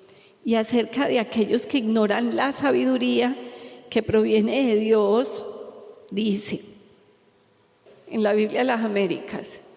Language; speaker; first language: Spanish; native; Spanish